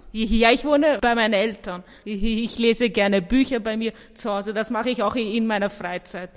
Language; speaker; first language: German; early bilingual, other home language; Persian